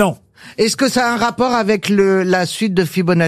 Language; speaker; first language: French; native; French